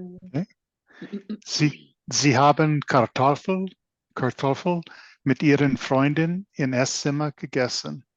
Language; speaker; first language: German; non-native, learner; English